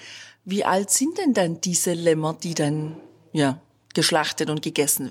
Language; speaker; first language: German; native; German